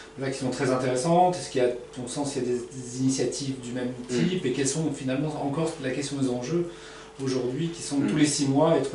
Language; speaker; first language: French; native; French